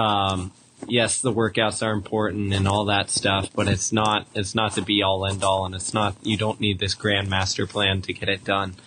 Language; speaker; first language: English; native; English